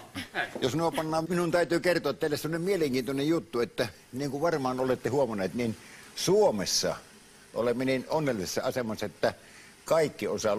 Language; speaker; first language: Finnish; native; Finnish